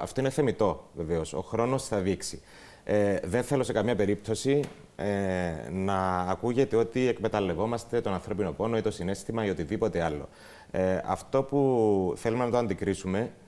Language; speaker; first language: Greek; native; Greek